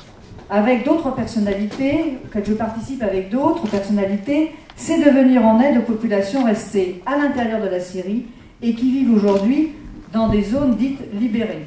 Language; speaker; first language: French; native; French